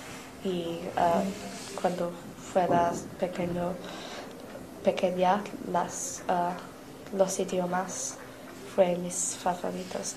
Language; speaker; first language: Spanish; non-native, learner; English